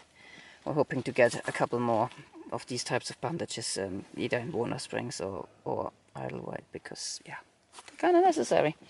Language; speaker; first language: English; native; English